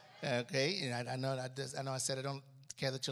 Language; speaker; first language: English; non-native, local second language; Ganda